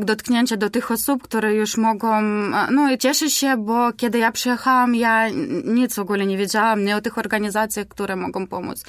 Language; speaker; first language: Polish; non-native, learner; Ukrainian